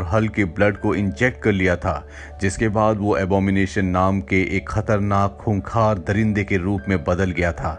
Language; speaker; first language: Hindi; native; Hindi